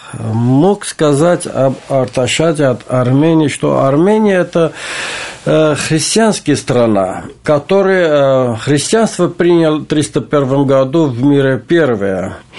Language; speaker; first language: Russian; non-native, local second language; Armenian